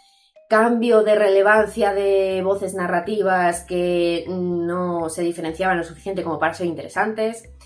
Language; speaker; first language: Spanish; native; Spanish